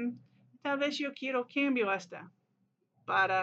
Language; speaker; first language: Spanish; non-native, learner; English